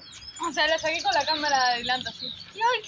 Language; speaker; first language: Spanish; native; Spanish